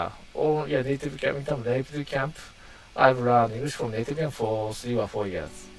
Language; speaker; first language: English; non-native, learner; Japanese